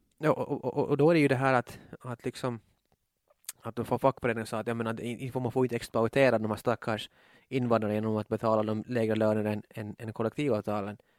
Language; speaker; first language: Swedish; native; Swedish